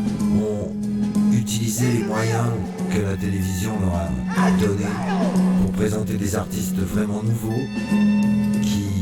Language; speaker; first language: French; native; French